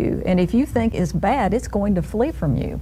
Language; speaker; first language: English; native; English